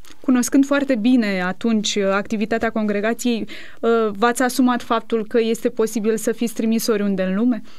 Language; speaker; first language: Romanian; native; Romanian